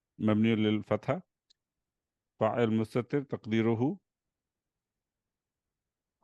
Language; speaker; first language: Arabic; non-native, fluent; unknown